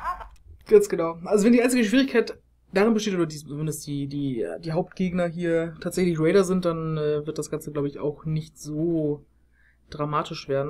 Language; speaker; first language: German; native; German